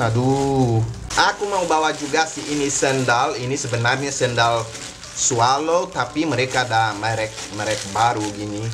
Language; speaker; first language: Indonesian; non-native, fluent; Portuguese